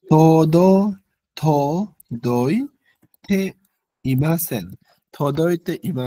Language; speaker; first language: Japanese; non-native, learner; Bangla